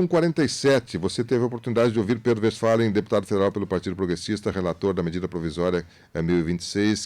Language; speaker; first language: Portuguese; native; Portuguese